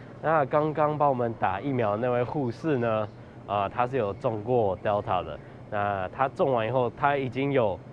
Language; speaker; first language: Chinese; native; Chinese